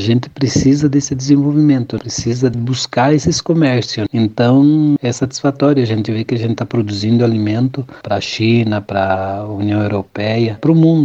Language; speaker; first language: Portuguese; native; Portuguese